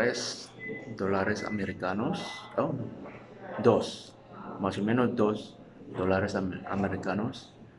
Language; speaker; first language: Spanish; non-native, fluent; Chinese